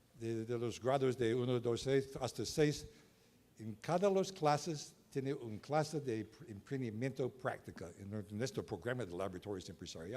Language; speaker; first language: Spanish; non-native, learner; English